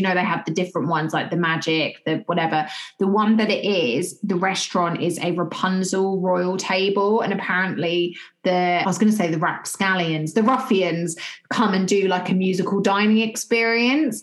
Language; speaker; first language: English; native; English